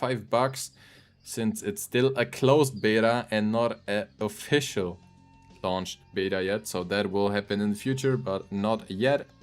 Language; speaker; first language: English; non-native, fluent; German